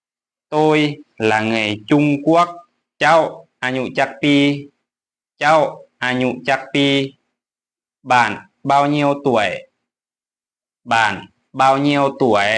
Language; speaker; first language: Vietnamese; non-native, fluent; Lao